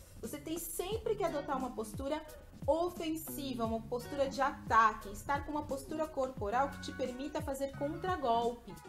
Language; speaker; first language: Portuguese; native; Portuguese